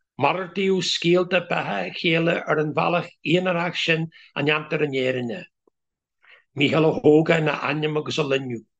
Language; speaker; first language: Irish; non-native, local second language; English